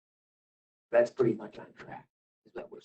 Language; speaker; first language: English; native; English